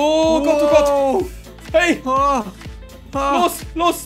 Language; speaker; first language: German; native; German